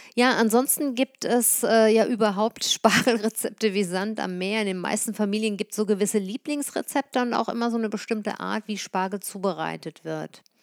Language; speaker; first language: German; native; German